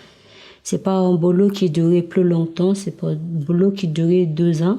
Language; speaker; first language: French; non-native, learner; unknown